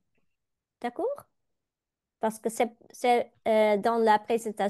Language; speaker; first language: French; non-native, learner; Dutch